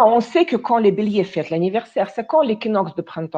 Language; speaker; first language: French; non-native, fluent; Russian